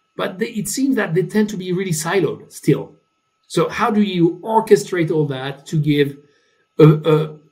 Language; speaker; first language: English; non-native, fluent; French